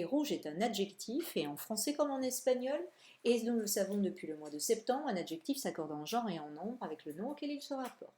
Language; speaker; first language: French; native; French